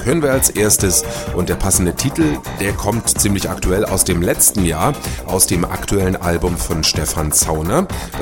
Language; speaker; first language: German; native; German